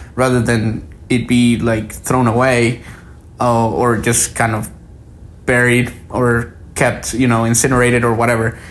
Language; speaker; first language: English; early bilingual, other home language; Spanish